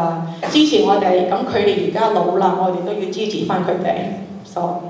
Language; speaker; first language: Cantonese; early bilingual, heritage; Cantonese